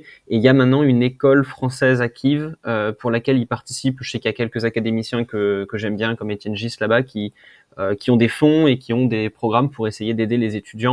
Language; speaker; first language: French; native; French